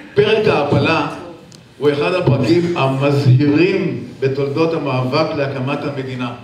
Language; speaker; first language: Hebrew; native; Hebrew